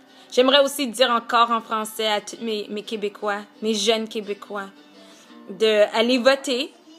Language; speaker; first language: French; early bilingual, heritage; French